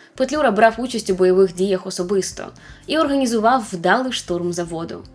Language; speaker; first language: Ukrainian; non-native, local second language; Russian